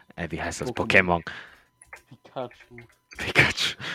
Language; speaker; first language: German; early bilingual, other home language; Spanish